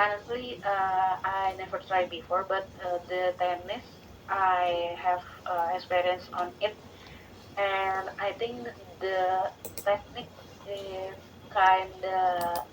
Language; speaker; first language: English; non-native, learner; Indonesian